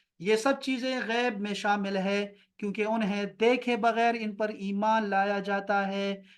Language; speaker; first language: Urdu; non-native, local second language; Pashto